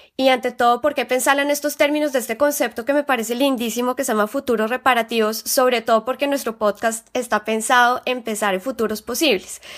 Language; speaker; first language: Spanish; native; Spanish